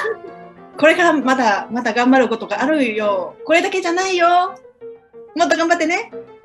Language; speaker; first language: Japanese; non-native, fluent; Cantonese